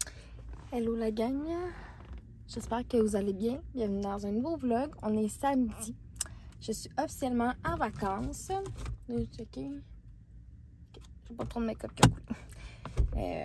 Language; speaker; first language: French; native; French